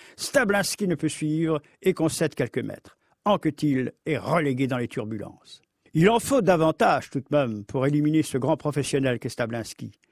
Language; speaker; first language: French; native; French